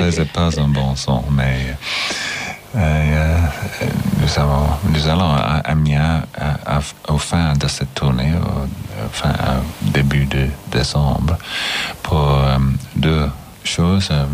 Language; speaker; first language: French; non-native, learner; English